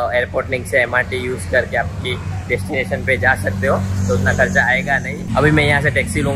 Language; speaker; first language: Hindi; non-native, local second language; Gujarati